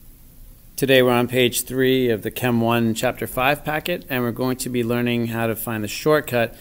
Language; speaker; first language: English; native; English